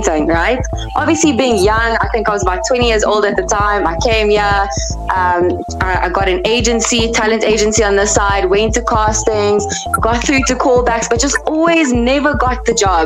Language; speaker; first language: English; native; English